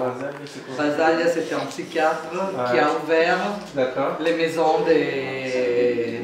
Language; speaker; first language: French; non-native, fluent; Italian